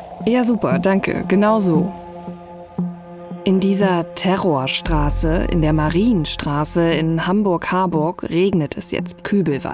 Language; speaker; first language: German; native; German